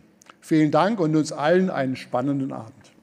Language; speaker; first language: German; native; German